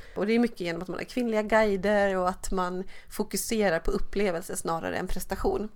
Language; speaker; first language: Swedish; native; Swedish